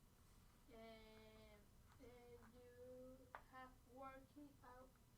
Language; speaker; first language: English; non-native, learner; Arabic